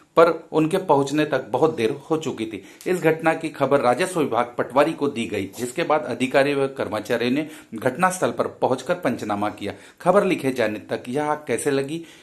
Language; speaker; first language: Hindi; non-native, local second language; Marathi